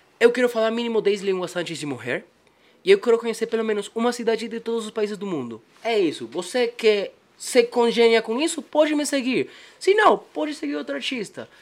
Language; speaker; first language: Portuguese; non-native, fluent; Spanish